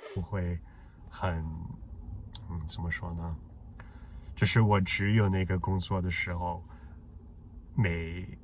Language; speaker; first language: Chinese; non-native, fluent; English